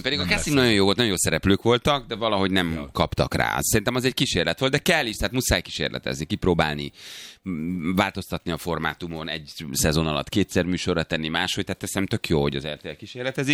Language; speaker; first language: Hungarian; native; Hungarian